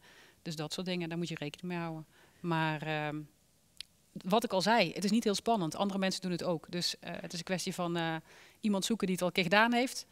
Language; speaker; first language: Dutch; native; Dutch